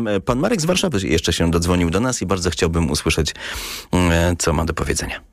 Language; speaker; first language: Polish; native; Polish